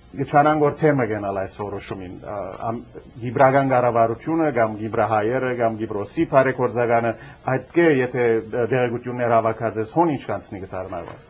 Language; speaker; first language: Armenian; early bilingual, heritage; Armenian